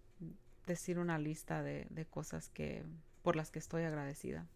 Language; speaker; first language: Spanish; early bilingual, other home language; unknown